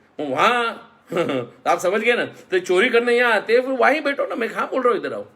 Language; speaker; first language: Hindi; non-native, local second language; Marathi